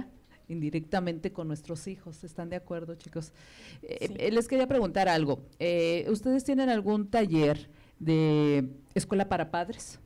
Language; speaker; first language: Spanish; native; Spanish